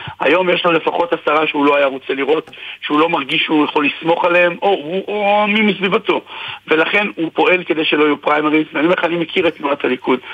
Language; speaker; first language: Hebrew; native; Hebrew